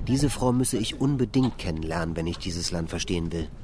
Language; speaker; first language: German; native; German